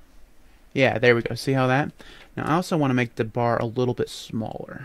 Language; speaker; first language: English; native; English